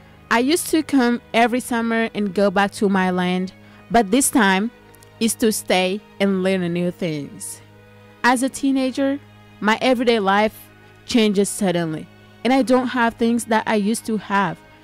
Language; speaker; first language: English; non-native, fluent; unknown